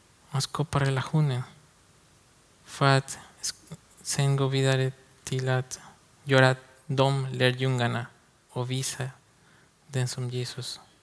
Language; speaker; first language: Swedish; non-native, learner; Spanish